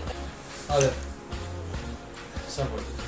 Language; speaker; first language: Finnish; early bilingual, other home language; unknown